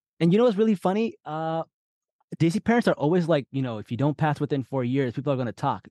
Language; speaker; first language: English; early bilingual, other home language; Urdu